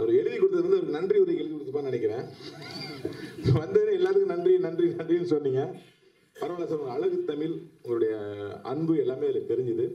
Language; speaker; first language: Tamil; native; Tamil